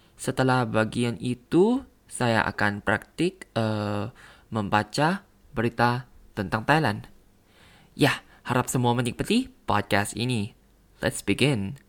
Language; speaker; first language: Indonesian; non-native, learner; Thai